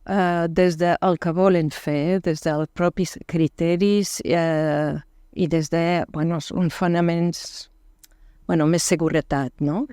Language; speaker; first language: Catalan; non-native, fluent; French